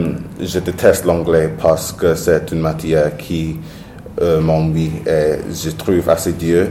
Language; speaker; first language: French; non-native, learner; English